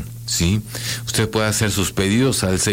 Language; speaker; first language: Spanish; native; Spanish